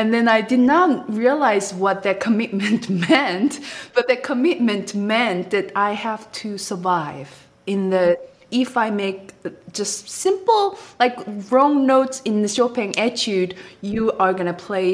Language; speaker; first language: English; non-native, fluent; Korean